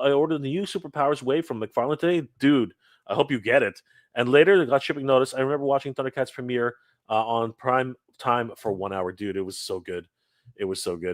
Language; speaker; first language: English; native; English